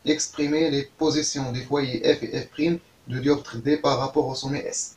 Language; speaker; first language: French; non-native, local second language; Arabic